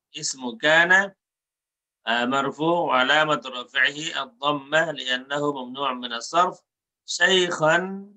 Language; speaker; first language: Arabic; non-native, fluent; Bangla